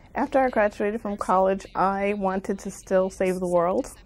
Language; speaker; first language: English; native; English